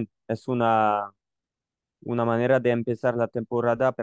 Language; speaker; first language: Spanish; non-native, learner; French